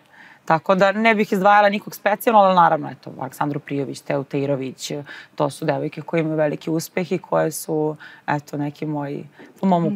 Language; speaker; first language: Serbian; native; Serbian